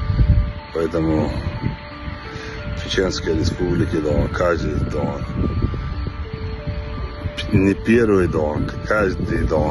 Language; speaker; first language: Russian; non-native, local second language; Chechen